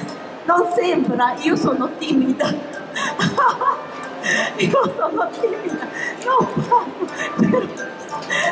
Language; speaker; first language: Italian; non-native, fluent; Japanese